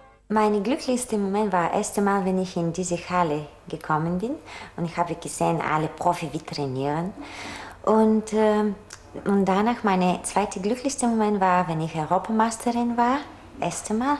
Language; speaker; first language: German; non-native, learner; Bulgarian